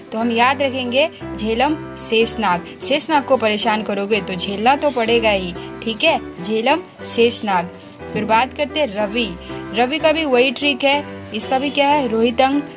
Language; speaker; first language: Hindi; native; Hindi